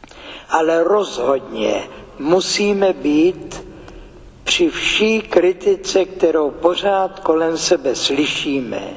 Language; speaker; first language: Czech; native; Czech